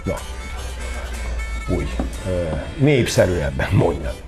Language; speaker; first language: Hungarian; non-native, local second language; Serbian